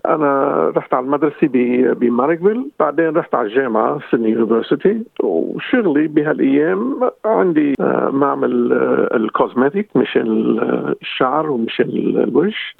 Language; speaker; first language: Arabic; early bilingual, heritage; Arabic